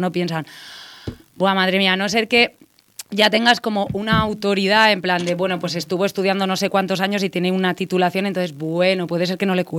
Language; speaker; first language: Spanish; native; Spanish